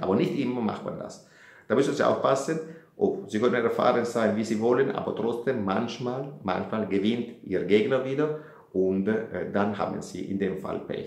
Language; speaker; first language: German; non-native, fluent; Italian